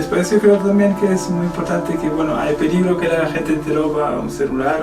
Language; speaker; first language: Spanish; non-native, fluent; Portuguese